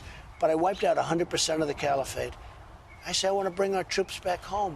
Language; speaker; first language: English; native; English